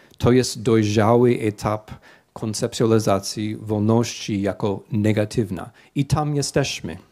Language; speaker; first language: Polish; non-native, fluent; English